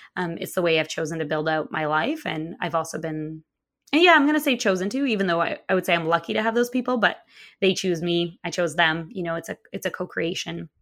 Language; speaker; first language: English; early bilingual, other home language; Russian